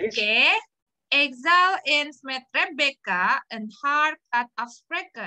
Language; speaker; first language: Dutch; non-native, learner; Indonesian